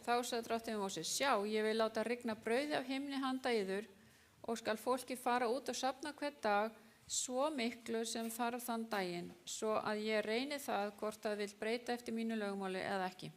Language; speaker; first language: Icelandic; non-native, learner; Spanish